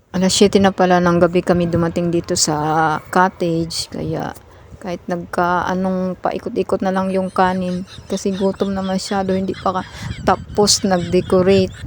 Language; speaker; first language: Filipino; non-native, local second language; Cebuano